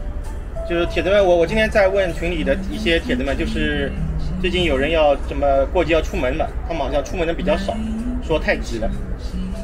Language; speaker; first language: Chinese; native; Chinese